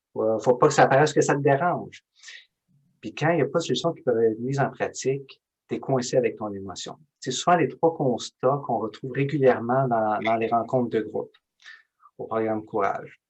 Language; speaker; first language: French; native; French